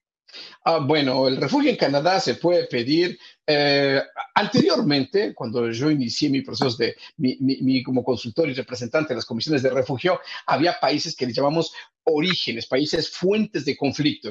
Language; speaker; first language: Spanish; native; Spanish